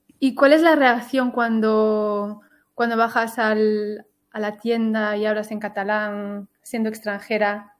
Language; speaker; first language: Spanish; early bilingual, heritage; Galician